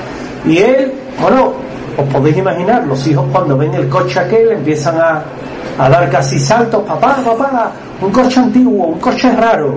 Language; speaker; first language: Spanish; native; Spanish